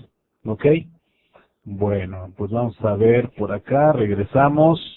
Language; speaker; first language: Spanish; native; Spanish